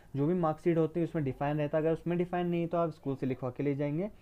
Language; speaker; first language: Hindi; native; Hindi